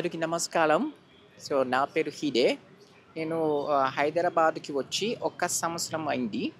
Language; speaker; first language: Telugu; non-native, learner; Japanese